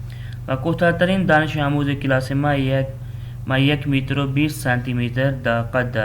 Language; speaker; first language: Persian; non-native, fluent; Urdu